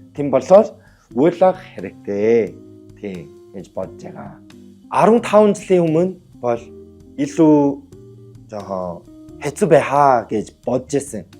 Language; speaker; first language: Mongolian; non-native, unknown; Korean